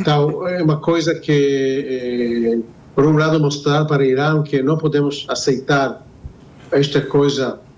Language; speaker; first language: Portuguese; non-native, fluent; Hebrew